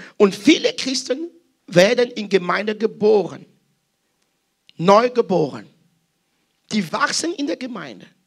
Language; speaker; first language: German; non-native, fluent; French